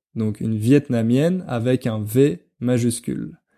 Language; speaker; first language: French; native; French